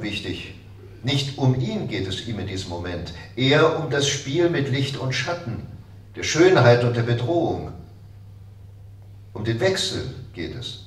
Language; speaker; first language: German; native; German